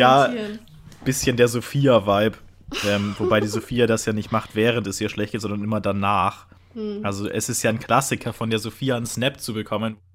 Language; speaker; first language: German; native; German